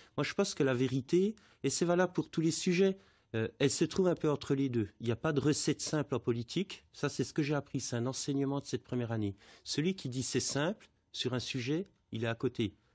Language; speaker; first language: French; native; French